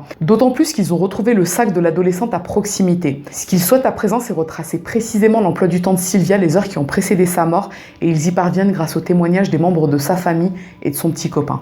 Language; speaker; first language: French; native; French